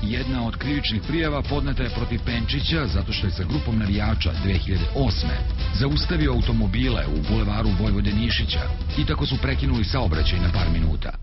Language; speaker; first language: Serbian; native; Serbian